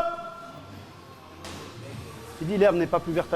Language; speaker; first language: French; native; French